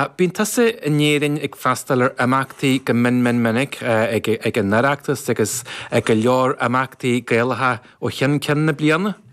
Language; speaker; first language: Irish; native; Irish